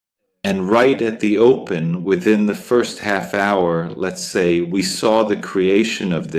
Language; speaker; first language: English; non-native, fluent; Italian